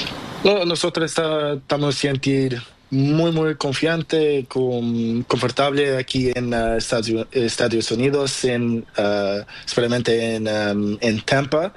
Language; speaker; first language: Spanish; non-native, learner; Portuguese